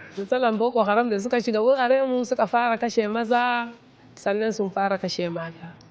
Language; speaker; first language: Hausa; non-native, local second language; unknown